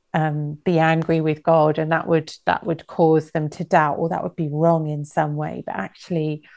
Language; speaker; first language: English; native; English